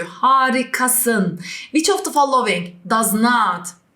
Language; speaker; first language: English; non-native, fluent; Turkish